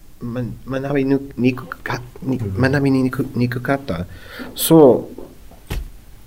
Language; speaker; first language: Japanese; non-native, learner; English